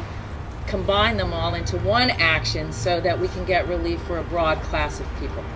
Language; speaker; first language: English; native; English